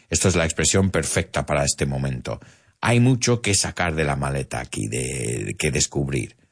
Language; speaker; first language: Spanish; non-native, fluent; English